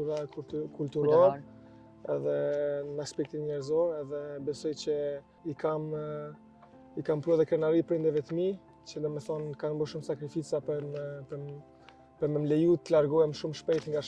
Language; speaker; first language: Albanian; early bilingual, heritage; Albanian